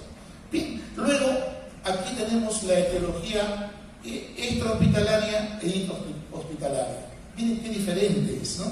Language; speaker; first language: Spanish; native; Spanish